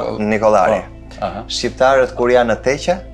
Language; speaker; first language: Albanian; native; Albanian